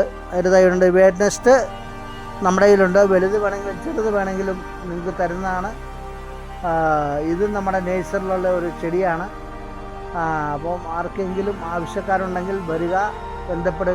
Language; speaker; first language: Malayalam; native; Malayalam